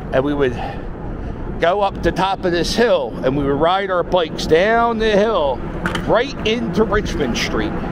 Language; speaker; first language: English; native; English